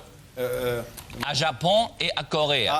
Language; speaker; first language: French; non-native, learner; German